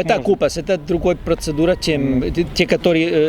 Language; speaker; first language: Russian; non-native, fluent; Spanish